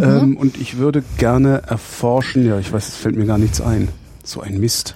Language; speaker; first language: German; native; German